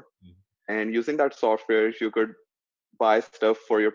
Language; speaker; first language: English; non-native, local second language; Urdu